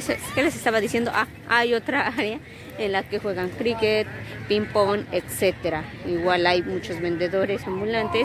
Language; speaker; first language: Spanish; native; Spanish